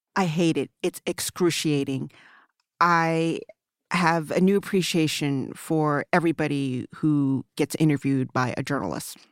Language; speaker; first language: English; early bilingual, other home language; Chinese